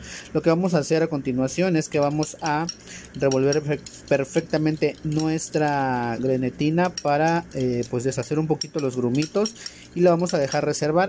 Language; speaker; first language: Spanish; native; Spanish